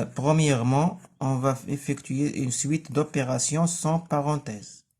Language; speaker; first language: French; non-native, local second language; Arabic